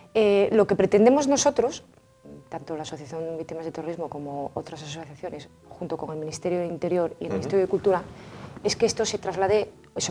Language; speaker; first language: Spanish; native; Spanish